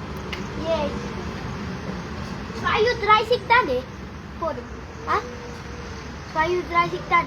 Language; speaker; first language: German; non-native, learner; Tamil